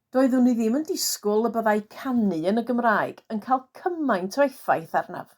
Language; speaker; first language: Welsh; non-native, fluent; English